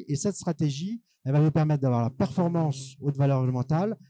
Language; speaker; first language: French; native; French